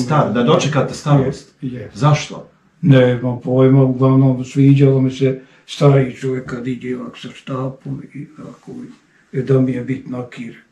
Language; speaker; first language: Bosnian; native; Bosnian